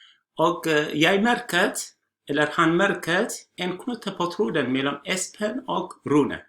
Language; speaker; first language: Norwegian; non-native, learner; Tigrinya